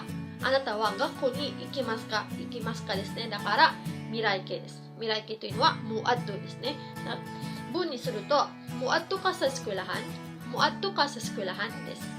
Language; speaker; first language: Japanese; non-native, fluent; Cebuano